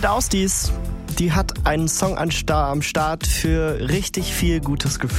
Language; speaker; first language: German; native; German